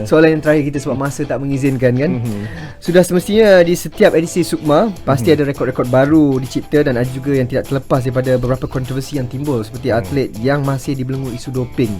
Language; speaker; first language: Malay; native; Malay